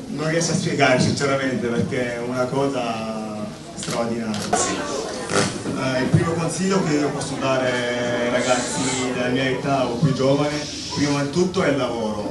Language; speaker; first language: Italian; non-native, fluent; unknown